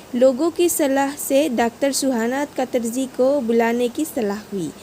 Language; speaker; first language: Hindi; non-native, local second language; Assamese